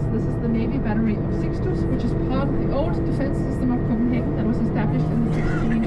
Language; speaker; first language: English; non-native, fluent; Danish